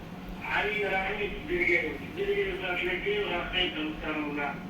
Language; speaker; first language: Kazakh; non-native, local second language; Russian